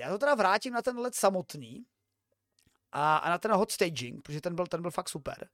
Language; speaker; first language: Czech; native; Czech